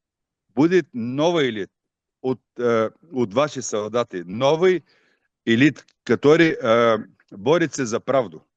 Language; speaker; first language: Russian; non-native, learner; Bulgarian